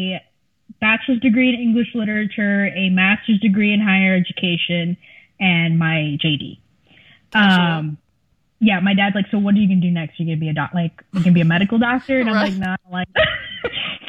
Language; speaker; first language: English; early bilingual, other home language; Spanish